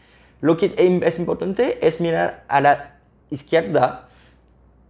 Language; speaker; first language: Spanish; non-native, fluent; French